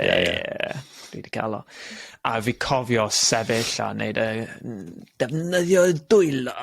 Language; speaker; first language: Welsh; non-native, local second language; English